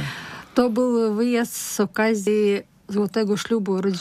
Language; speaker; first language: Polish; non-native, learner; Russian